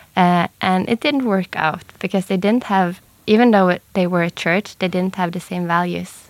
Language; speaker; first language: English; non-native, fluent; Norwegian